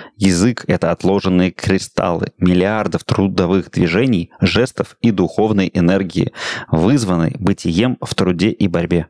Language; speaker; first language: Russian; native; Russian